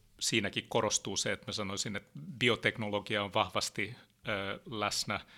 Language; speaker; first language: Finnish; early bilingual, heritage; Finnish